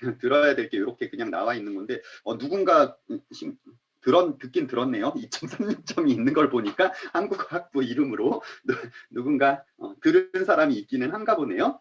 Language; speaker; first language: Korean; native; Korean